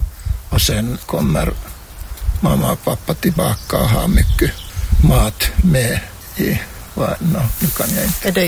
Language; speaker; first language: Swedish; non-native, fluent; Finnish